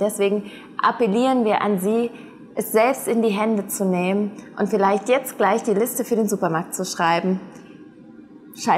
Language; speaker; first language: German; native; German